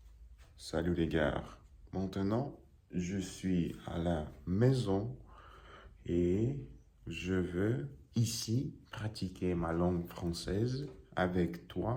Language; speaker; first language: French; non-native, learner; Russian